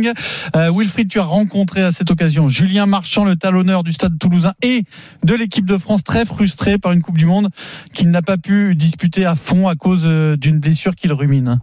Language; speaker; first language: French; native; French